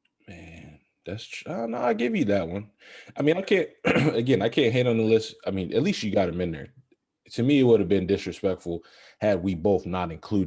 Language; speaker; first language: English; native; English